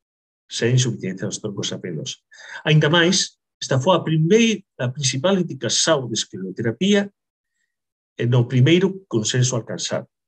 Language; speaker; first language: Spanish; native; Spanish